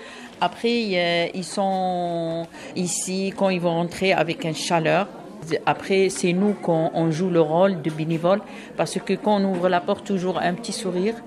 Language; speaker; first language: French; non-native, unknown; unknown